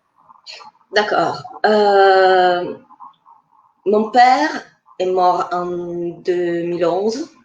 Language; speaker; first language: French; non-native, fluent; Italian